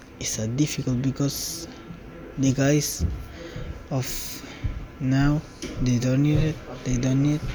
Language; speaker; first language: English; non-native, learner; Spanish